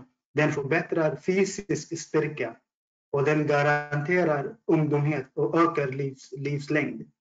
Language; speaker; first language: Swedish; non-native, fluent; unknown